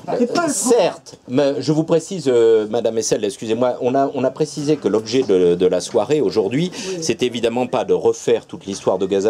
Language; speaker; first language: French; native; French